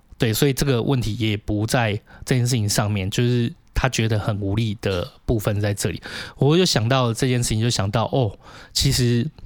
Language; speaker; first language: Chinese; native; Chinese